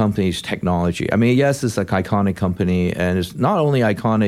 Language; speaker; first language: English; non-native, local second language; Cantonese